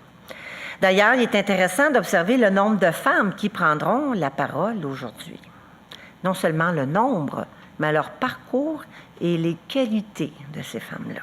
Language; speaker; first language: French; native; French